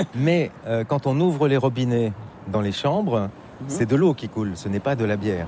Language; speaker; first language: French; native; French